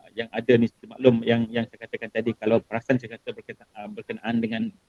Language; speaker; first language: Malay; native; Malay